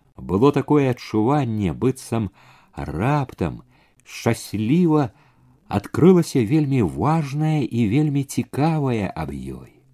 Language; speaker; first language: Belarusian; native; Belarusian